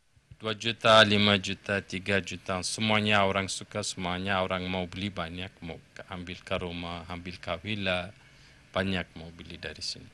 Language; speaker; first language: Indonesian; non-native, learner; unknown